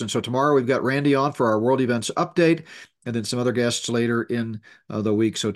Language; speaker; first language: English; native; English